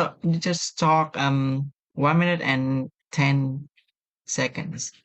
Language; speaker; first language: English; non-native, learner; Vietnamese